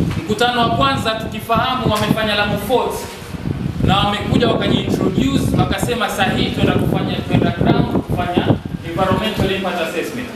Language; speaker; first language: Swahili; native; Swahili